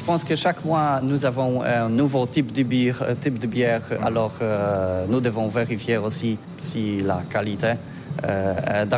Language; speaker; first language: French; non-native, learner; Polish